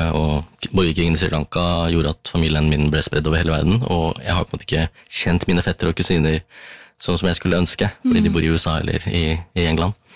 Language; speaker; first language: Norwegian; early bilingual, other home language; Tamil